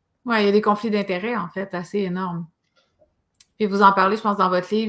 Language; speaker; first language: French; native; French